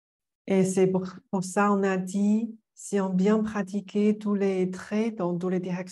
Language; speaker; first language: French; non-native, fluent; Chinese